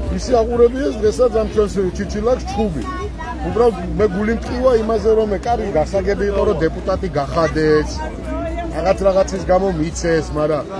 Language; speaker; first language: Georgian; native; Georgian